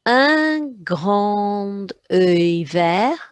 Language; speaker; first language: French; non-native, fluent; English